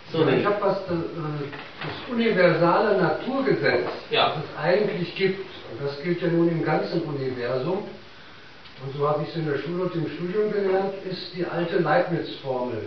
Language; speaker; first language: German; native; German